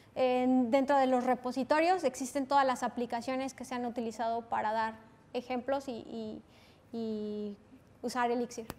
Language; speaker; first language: Spanish; native; Spanish